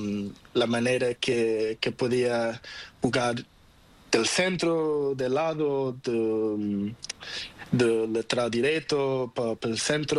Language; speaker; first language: Spanish; non-native, learner; Portuguese